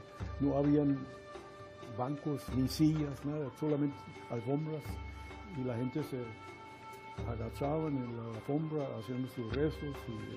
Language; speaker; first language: Spanish; non-native, fluent; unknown